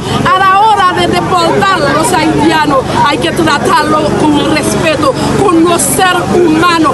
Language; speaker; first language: Spanish; non-native, fluent; Haitian Creole